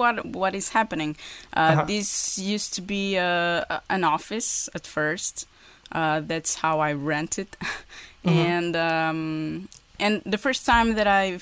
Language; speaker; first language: English; non-native, fluent; Portuguese